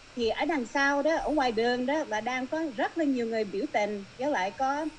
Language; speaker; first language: Vietnamese; early bilingual, heritage; Vietnamese